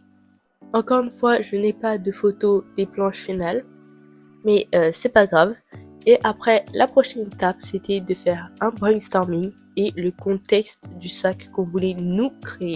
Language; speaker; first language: French; native; French